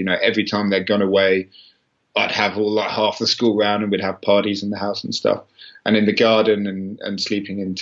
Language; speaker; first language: English; native; English